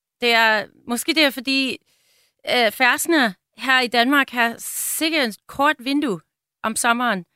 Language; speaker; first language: Danish; non-native, fluent; English